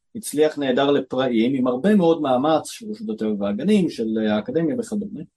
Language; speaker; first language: Hebrew; native; Hebrew